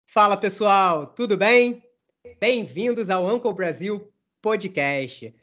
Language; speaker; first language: Portuguese; native; Portuguese